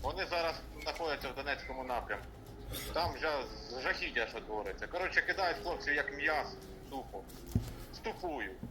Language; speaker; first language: Ukrainian; non-native, local second language; Russian